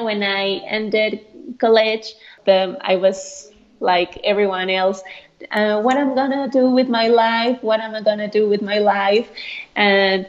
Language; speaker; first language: English; non-native, fluent; Spanish